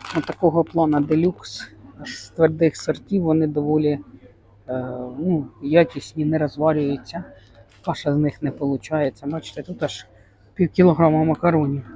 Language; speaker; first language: Ukrainian; native; Ukrainian